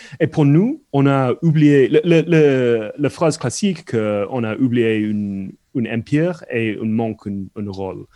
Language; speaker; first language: French; non-native, fluent; English